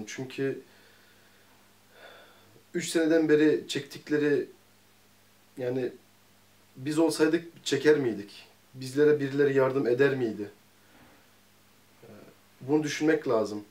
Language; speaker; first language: Turkish; early bilingual, heritage; Turkish